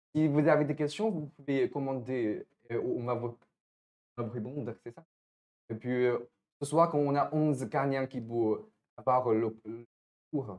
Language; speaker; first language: French; non-native, fluent; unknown